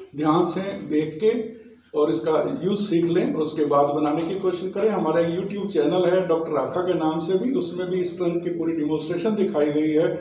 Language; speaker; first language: Hindi; non-native, local second language; Punjabi